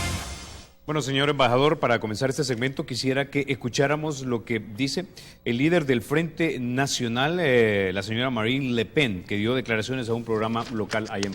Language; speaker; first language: Spanish; native; Spanish